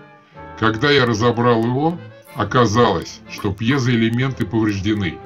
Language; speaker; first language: Russian; native; Russian